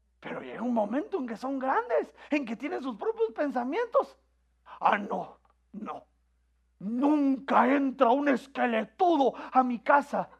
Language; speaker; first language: Spanish; native; Spanish